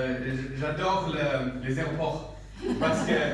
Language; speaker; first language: French; non-native, learner; English